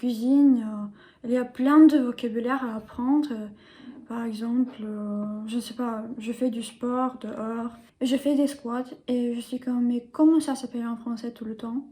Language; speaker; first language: French; non-native, learner; English